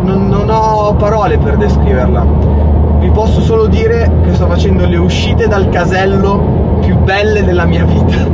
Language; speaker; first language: Italian; native; Italian